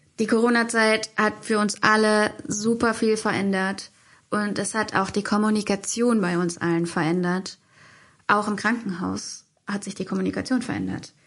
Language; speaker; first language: German; native; German